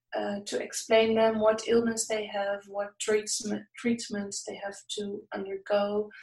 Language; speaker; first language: English; non-native, fluent; Dutch